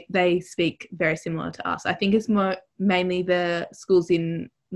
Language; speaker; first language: English; native; English